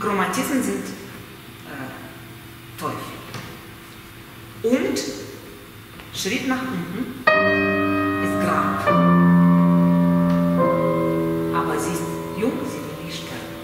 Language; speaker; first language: German; non-native, fluent; Russian